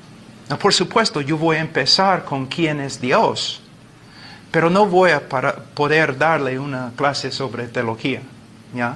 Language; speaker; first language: Spanish; non-native, fluent; English